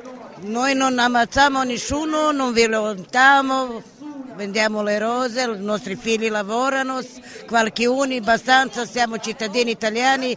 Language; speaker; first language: Italian; non-native, fluent; Romany